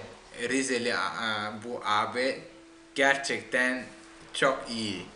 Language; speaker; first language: Turkish; non-native, fluent; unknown